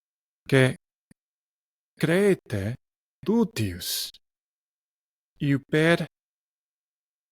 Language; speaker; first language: Greek; non-native, learner; English